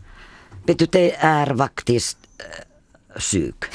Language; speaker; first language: Swedish; non-native, learner; Finnish